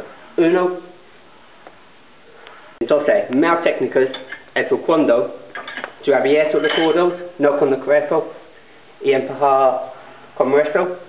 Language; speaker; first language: Spanish; non-native, learner; English